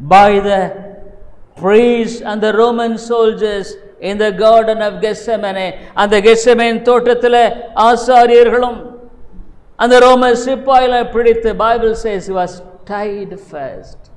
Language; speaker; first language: English; non-native, local second language; Tamil